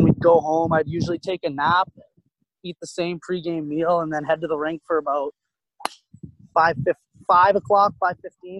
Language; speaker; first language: English; native; English